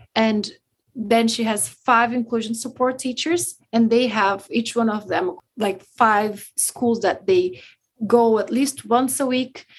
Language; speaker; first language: English; non-native, fluent; Portuguese